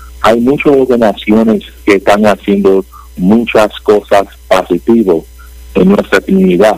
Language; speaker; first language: Spanish; early bilingual, heritage; Spanish